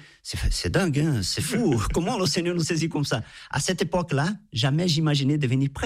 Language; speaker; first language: French; non-native, fluent; Portuguese